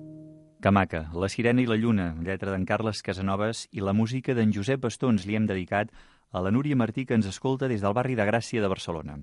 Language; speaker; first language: Catalan; native; Catalan